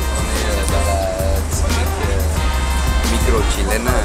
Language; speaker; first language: French; native; French